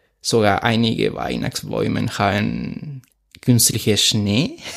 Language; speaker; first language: German; non-native, fluent; Spanish